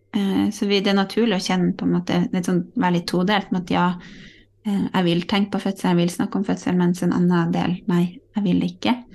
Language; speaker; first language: Norwegian; native; Norwegian